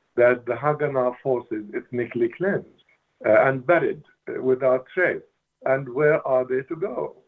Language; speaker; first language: English; non-native, fluent; Arabic